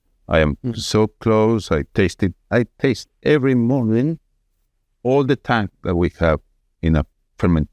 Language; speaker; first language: English; non-native, fluent; Spanish